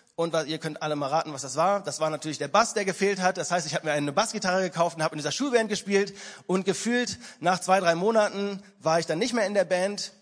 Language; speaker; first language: German; native; German